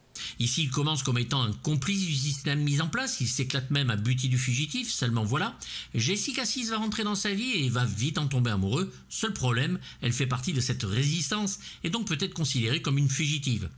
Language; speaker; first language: French; native; French